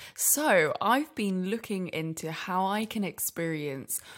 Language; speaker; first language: English; native; English